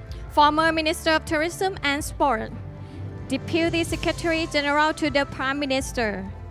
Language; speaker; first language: English; non-native, fluent; Thai